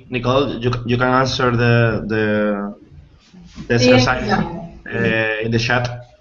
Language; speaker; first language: English; non-native, fluent; Spanish